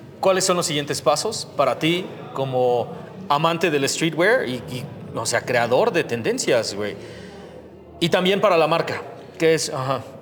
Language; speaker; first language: Spanish; native; Spanish